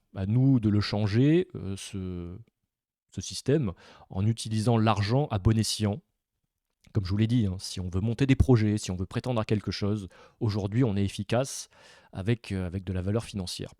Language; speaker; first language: French; native; French